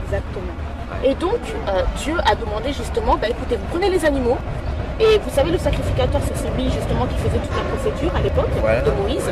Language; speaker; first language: French; native; French